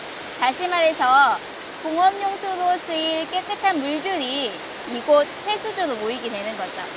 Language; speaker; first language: Korean; native; Korean